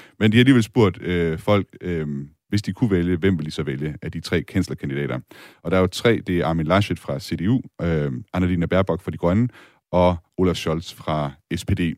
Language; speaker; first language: Danish; native; Danish